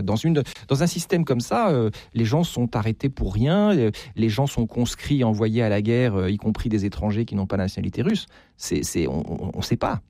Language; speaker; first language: French; native; French